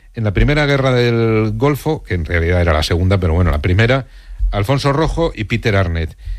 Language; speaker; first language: Spanish; native; Spanish